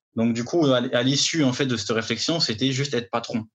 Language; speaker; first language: French; native; French